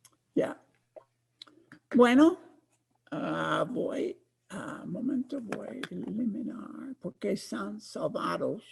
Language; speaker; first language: Spanish; non-native, fluent; English